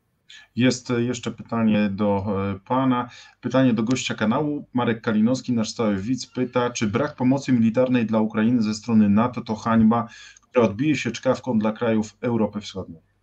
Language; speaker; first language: Polish; native; Polish